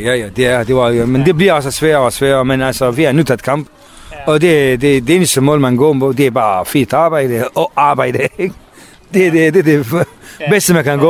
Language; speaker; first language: Danish; non-native, learner; Kurdish